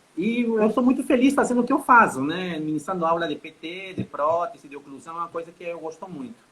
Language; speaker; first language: Portuguese; non-native, fluent; Spanish